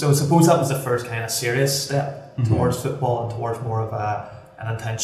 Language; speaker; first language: English; native; English